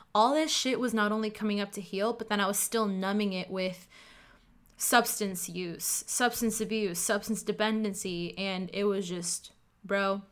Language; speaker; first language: English; early bilingual, other home language; Cantonese